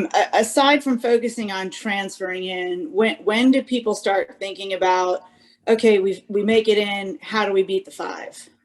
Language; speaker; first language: English; native; English